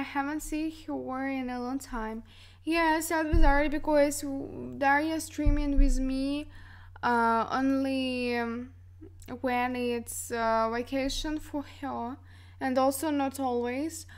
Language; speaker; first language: English; non-native, learner; Russian